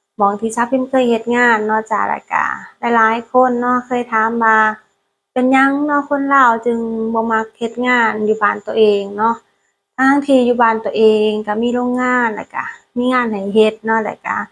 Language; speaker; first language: Thai; non-native, learner; Lao